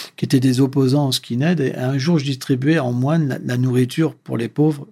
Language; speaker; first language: French; native; French